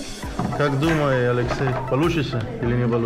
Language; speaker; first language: Russian; non-native, learner; Spanish